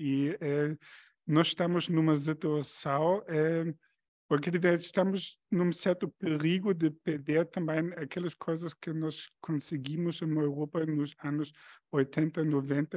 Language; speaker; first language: Portuguese; non-native, fluent; German